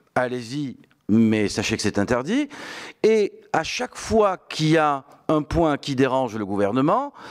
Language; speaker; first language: French; non-native, local second language; Arabic